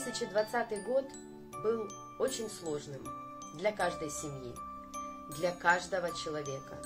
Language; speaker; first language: Russian; native; Russian